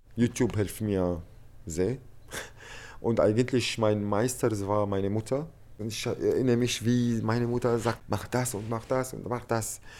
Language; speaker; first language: German; non-native, learner; Arabic